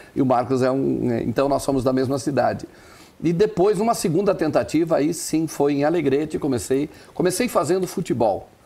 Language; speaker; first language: Portuguese; non-native, local second language; German